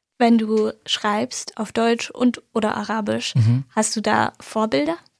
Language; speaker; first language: German; native; German